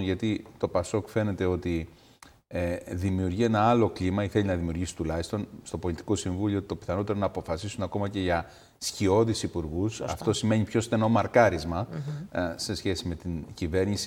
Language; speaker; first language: Greek; native; Greek